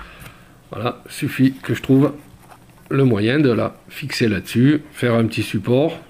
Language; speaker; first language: French; native; French